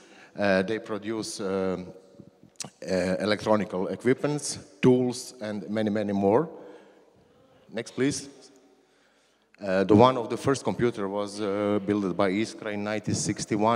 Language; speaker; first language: English; non-native, learner; Croatian